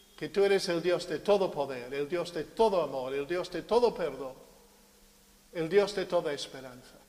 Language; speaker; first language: Spanish; non-native, fluent; English